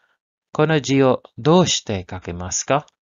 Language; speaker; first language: Japanese; non-native, learner; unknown